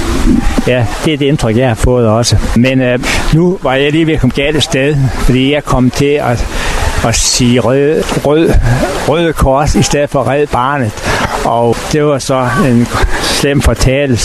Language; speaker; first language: Danish; native; Danish